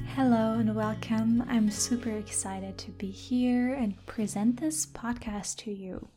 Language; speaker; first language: English; non-native, fluent; German